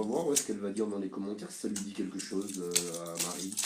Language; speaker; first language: French; native; French